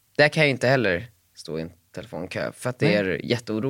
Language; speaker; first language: Swedish; native; Swedish